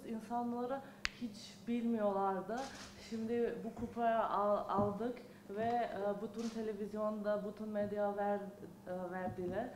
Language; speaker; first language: Turkish; non-native, learner; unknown